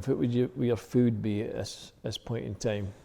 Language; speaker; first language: English; native; English